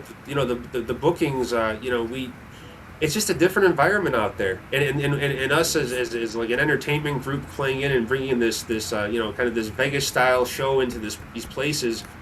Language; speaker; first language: English; native; English